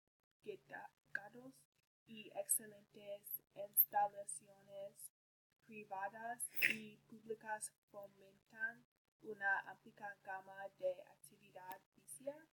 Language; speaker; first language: Spanish; non-native, learner; English